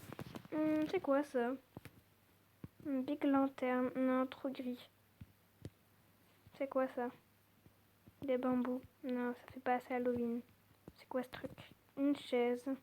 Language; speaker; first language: French; native; French